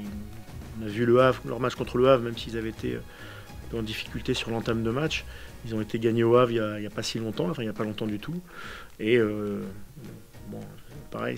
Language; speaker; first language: French; native; French